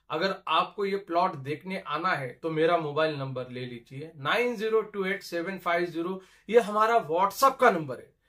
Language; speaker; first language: Hindi; non-native, local second language; Marathi